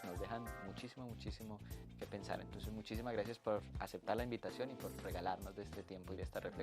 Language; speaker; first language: Spanish; native; Spanish